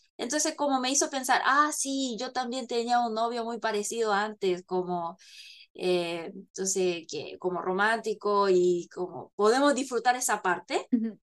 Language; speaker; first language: Spanish; non-native, fluent; Korean